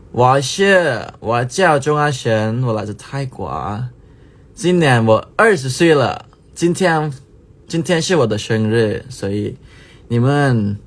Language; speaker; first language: Chinese; non-native, learner; Thai